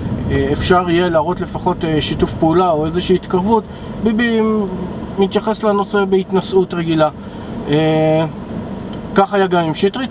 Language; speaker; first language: Hebrew; native; Hebrew